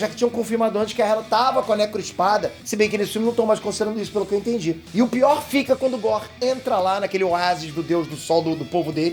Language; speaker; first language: Portuguese; native; Portuguese